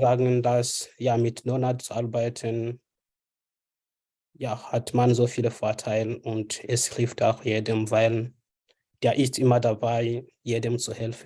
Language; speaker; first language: German; non-native, fluent; French